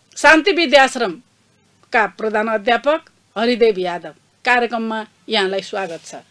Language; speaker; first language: Nepali; native; Nepali